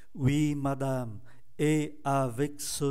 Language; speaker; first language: French; non-native, fluent; Vietnamese